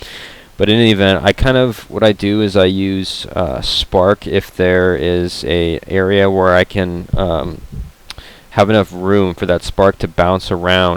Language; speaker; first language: English; native; English